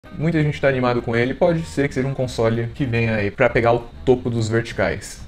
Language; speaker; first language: Portuguese; native; Portuguese